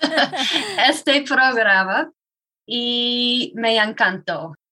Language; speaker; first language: Spanish; non-native, learner; English